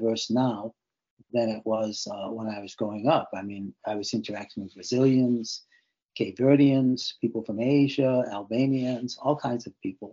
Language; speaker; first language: English; native; English